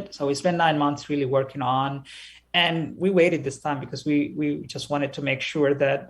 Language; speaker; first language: English; early bilingual, other home language; Somali